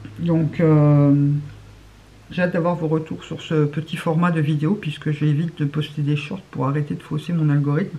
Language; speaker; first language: French; native; French